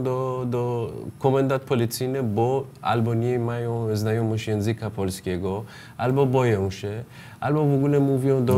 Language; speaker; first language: Polish; non-native, learner; Persian